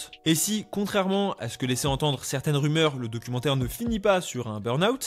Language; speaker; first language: French; native; French